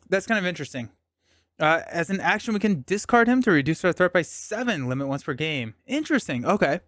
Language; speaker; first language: English; native; English